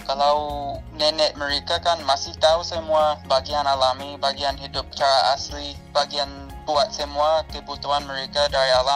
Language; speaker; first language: Indonesian; non-native, fluent; English